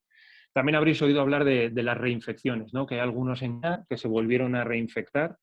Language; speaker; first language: Spanish; native; Spanish